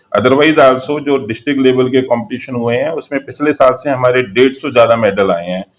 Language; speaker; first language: Hindi; non-native, local second language; Punjabi